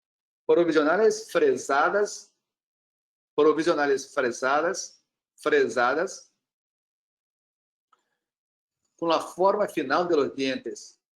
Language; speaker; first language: Spanish; non-native, learner; Portuguese